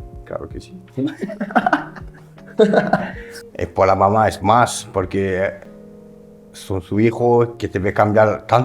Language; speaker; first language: Spanish; non-native, learner; French